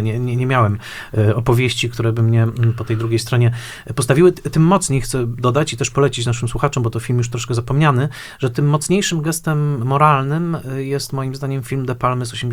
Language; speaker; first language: Polish; native; Polish